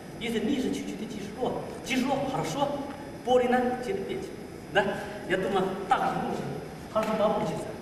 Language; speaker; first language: Russian; non-native, learner; Chinese